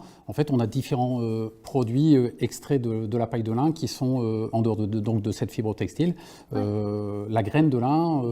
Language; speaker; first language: French; native; French